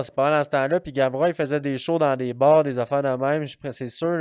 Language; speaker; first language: French; native; French